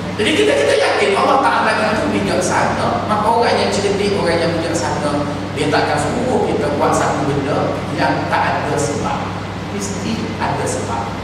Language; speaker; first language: Malay; native; Malay